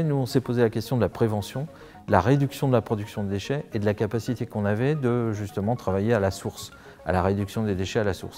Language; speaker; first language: French; native; French